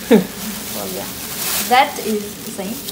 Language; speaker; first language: English; non-native, fluent; Nepali